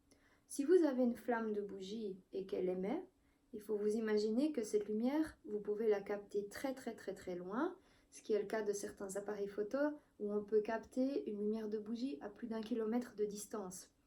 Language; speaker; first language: French; native; French